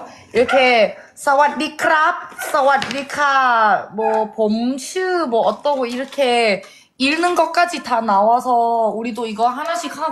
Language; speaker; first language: Korean; non-native, fluent; Thai